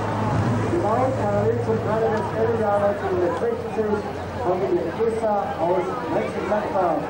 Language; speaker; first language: German; native; German